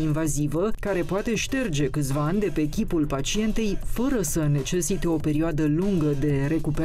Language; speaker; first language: Romanian; native; Romanian